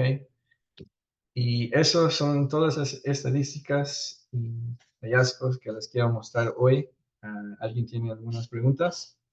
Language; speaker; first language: Spanish; early bilingual, heritage; Spanish